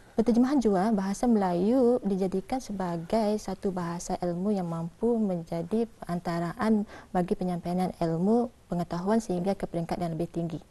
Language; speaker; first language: Malay; non-native, local second language; Iban